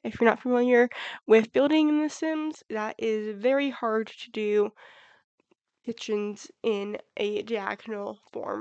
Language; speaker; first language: English; native; English